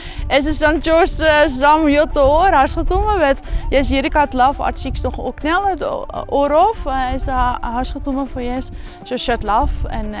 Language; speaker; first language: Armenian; non-native, learner; Dutch